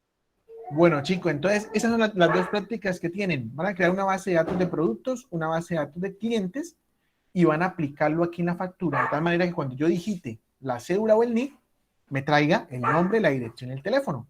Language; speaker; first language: Spanish; native; Spanish